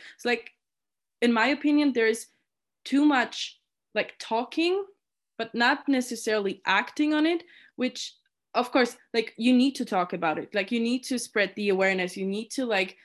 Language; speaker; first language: English; non-native, fluent; Polish